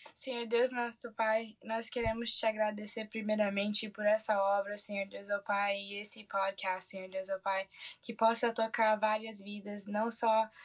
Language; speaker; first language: Portuguese; early bilingual, heritage; Portuguese